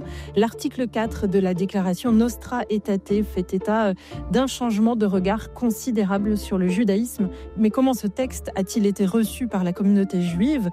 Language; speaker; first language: French; native; French